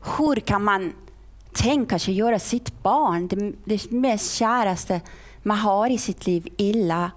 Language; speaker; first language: Swedish; non-native, fluent; Persian